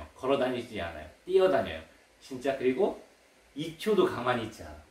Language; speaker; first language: Korean; native; Korean